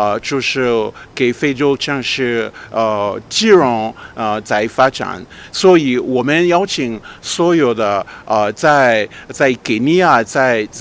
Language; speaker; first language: Chinese; non-native, fluent; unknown